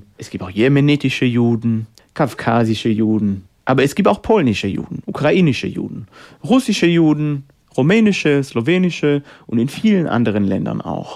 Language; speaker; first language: German; non-native, fluent; Hebrew